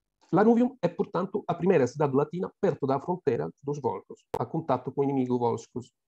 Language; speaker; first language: Portuguese; non-native, fluent; Italian